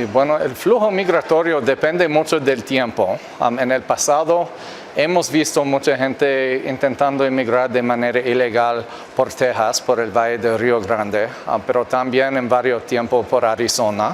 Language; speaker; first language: Spanish; non-native, fluent; English